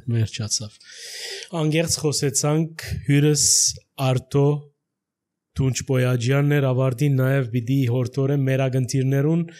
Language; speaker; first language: Armenian; early bilingual, heritage; Armenian